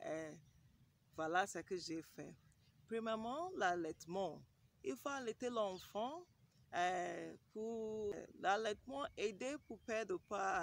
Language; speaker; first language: French; non-native, learner; English